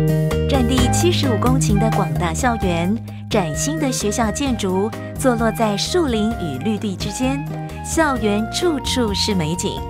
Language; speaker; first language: Chinese; native; Chinese